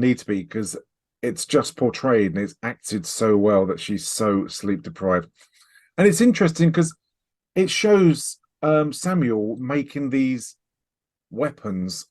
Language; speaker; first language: English; native; English